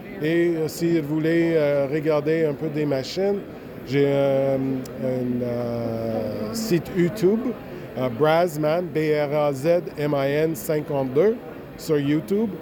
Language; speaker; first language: French; non-native, local second language; English